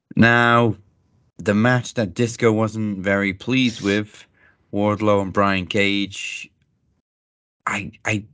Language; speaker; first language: English; native; English